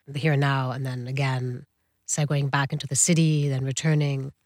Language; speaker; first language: English; early bilingual, other home language; Dutch